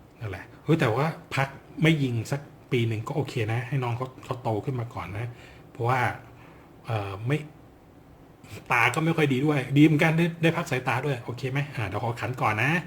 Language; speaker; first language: Thai; native; Thai